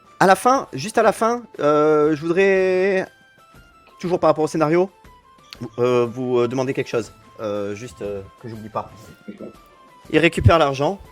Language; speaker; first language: French; native; French